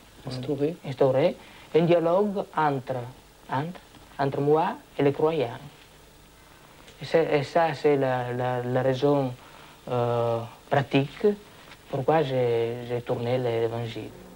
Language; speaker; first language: French; non-native, fluent; Italian